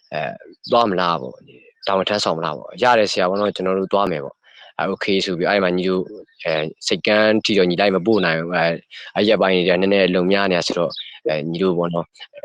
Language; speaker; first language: Burmese; native; Burmese